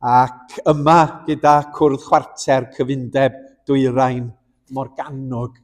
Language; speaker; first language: Welsh; native; Welsh